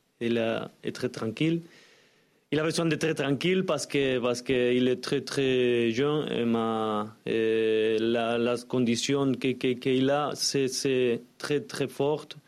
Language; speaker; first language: French; non-native, learner; Spanish